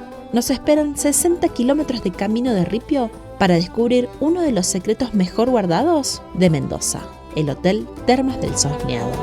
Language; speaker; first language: Spanish; native; Spanish